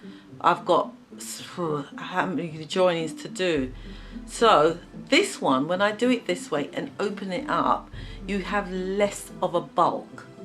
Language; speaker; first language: English; native; English